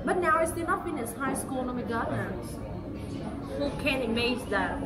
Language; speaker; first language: English; non-native, learner; Vietnamese